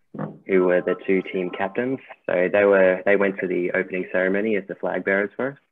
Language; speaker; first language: English; native; English